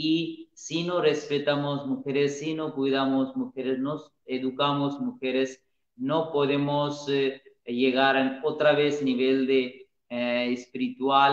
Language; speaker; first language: Spanish; non-native, learner; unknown